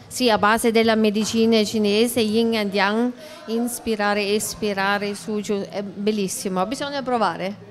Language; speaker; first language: Italian; non-native, learner; German